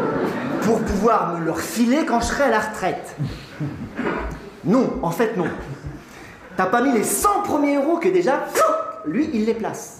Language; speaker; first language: French; native; French